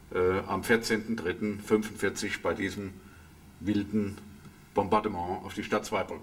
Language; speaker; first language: German; native; German